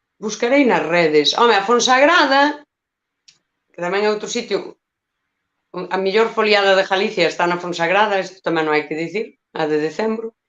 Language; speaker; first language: Galician; native; Galician